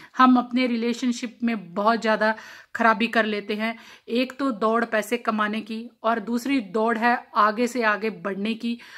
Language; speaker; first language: Hindi; non-native, local second language; Punjabi